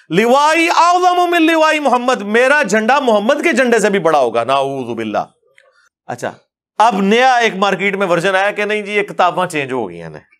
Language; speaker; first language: Urdu; non-native, local second language; Punjabi